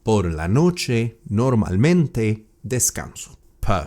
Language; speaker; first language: Spanish; non-native, fluent; English